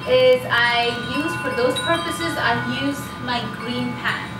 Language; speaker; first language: English; non-native, local second language; Hindi